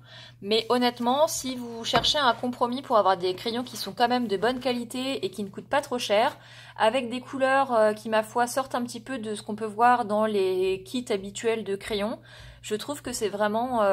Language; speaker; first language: French; native; French